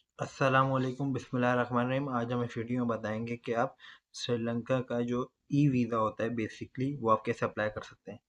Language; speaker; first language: Urdu; native; Urdu